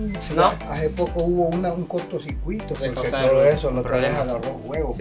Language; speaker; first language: Spanish; native; Spanish